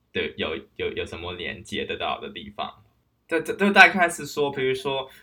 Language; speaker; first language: Chinese; non-native, local second language; Cantonese